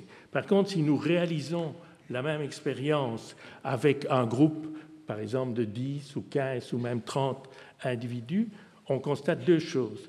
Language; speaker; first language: French; native; French